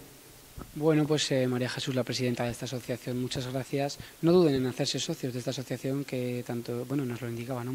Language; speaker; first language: Spanish; native; Spanish